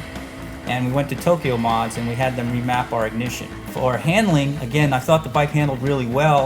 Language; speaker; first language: English; native; English